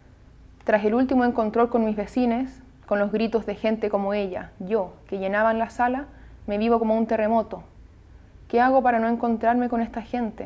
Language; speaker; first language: Spanish; native; Spanish